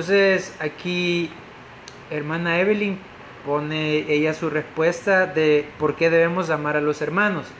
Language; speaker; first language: Spanish; native; Spanish